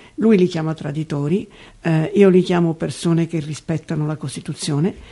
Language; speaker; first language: Italian; native; Italian